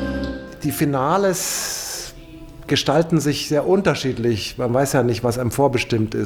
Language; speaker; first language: German; native; German